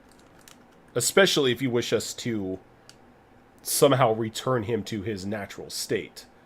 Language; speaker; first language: English; native; English